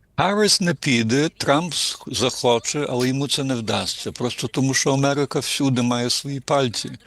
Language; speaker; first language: Ukrainian; early bilingual, heritage; Ukrainian